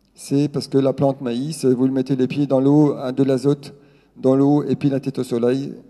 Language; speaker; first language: French; non-native, local second language; Swiss German